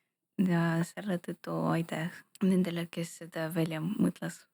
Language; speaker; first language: Estonian; non-native, local second language; Russian